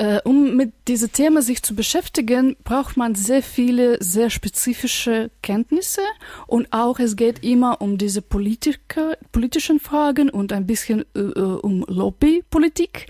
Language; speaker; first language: German; non-native, fluent; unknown